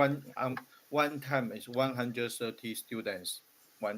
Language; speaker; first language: English; non-native, learner; Chinese